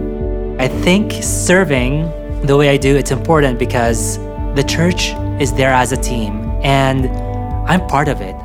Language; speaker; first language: English; non-native, local second language; Filipino